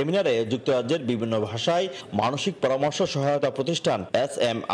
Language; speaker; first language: English; non-native, fluent; Japanese